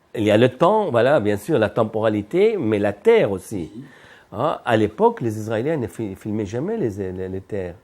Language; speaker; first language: French; non-native, fluent; Arabic